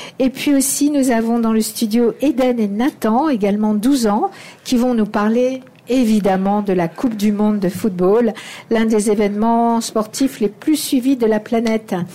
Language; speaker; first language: French; native; French